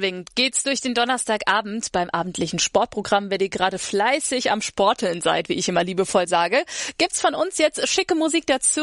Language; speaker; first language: German; native; German